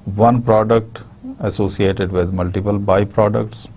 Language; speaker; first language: English; non-native, local second language; Urdu